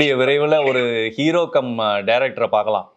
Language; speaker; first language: Tamil; native; Tamil